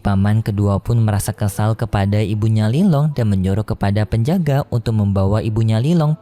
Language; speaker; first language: Indonesian; native; Indonesian